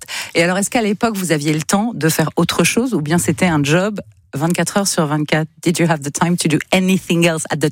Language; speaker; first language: French; native; French